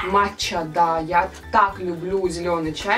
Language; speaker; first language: Russian; native; Russian